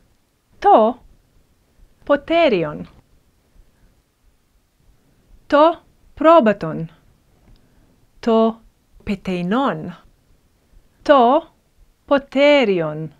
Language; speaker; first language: Greek; non-native, fluent; English